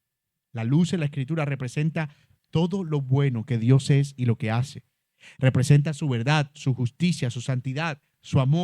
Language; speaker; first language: Spanish; native; Spanish